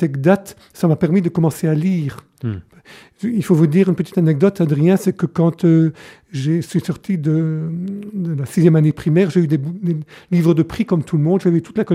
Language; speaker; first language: French; native; French